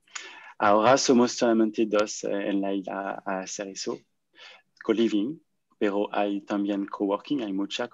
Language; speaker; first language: Spanish; non-native, learner; French